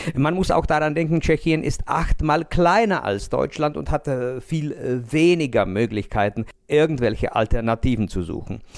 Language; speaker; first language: German; non-native, fluent; Czech